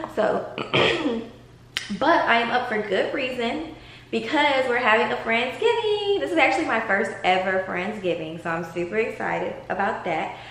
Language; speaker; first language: English; native; English